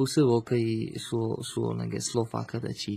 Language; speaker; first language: Chinese; non-native, learner; Slovak